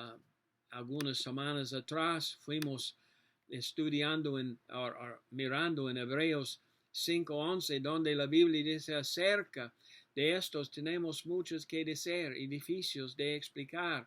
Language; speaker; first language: Spanish; non-native, learner; English